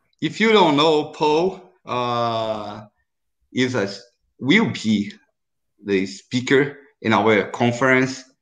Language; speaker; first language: English; non-native, learner; Portuguese